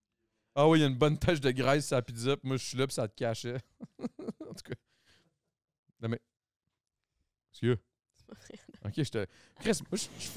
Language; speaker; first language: French; native; French